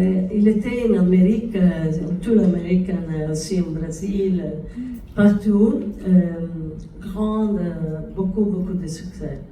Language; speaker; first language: French; non-native, learner; Italian